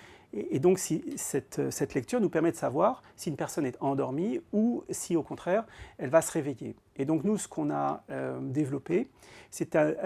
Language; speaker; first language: French; native; French